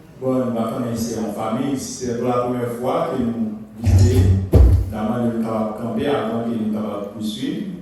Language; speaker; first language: French; non-native, local second language; Haitian Creole